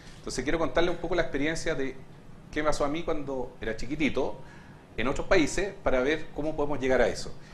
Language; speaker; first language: Spanish; non-native, fluent; Hungarian